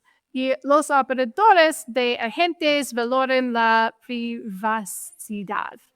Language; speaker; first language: Spanish; non-native, fluent; English